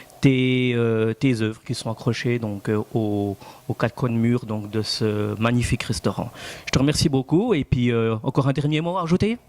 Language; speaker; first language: French; native; French